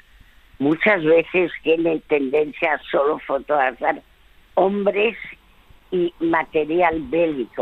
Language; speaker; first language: Spanish; early bilingual, other home language; French